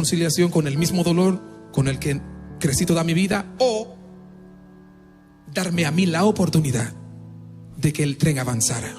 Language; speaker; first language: Spanish; non-native, fluent; Haitian Creole